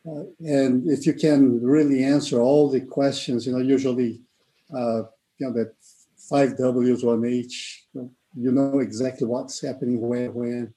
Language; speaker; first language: English; non-native, fluent; Portuguese